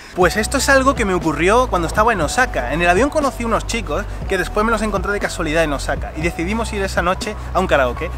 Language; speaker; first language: Spanish; native; Spanish